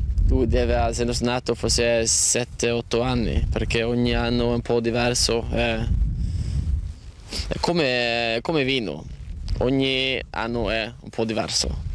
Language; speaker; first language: Italian; non-native, learner; Norwegian